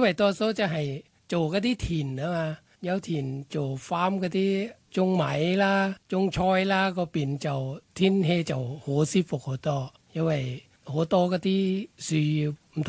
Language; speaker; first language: Cantonese; non-native, learner; Thai